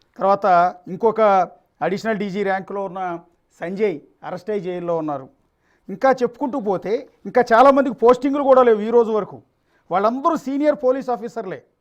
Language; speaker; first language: Telugu; native; Telugu